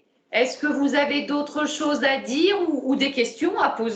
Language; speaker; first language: French; native; French